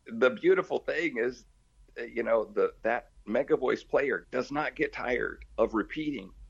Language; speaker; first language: English; early bilingual, other home language; Portuguese